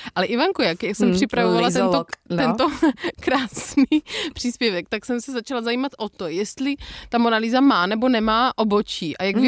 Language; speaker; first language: Czech; native; Czech